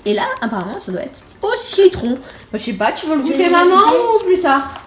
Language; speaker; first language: French; native; French